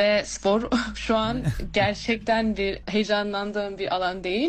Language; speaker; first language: Turkish; early bilingual, heritage; Turkish